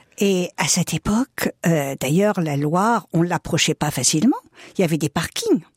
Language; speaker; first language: French; native; French